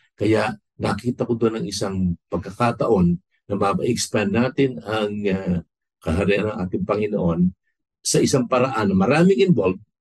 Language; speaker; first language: Filipino; native; Filipino